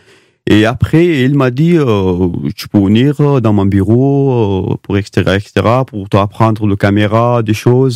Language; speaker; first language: French; non-native, learner; Pashto